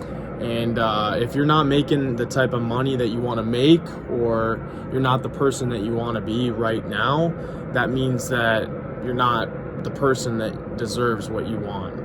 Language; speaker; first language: English; native; English